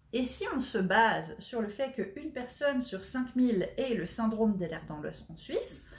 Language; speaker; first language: French; native; French